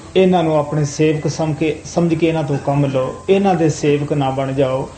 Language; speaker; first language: Punjabi; native; Punjabi